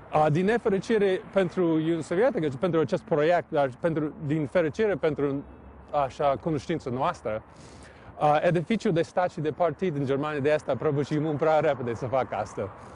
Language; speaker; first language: Romanian; non-native, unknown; English